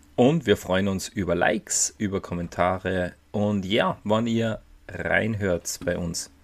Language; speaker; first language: German; native; German